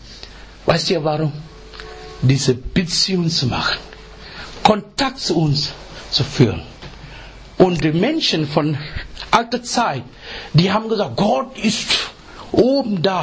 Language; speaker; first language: German; non-native, learner; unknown